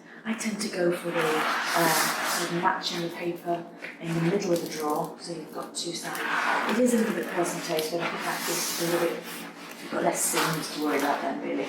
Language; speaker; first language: English; native; English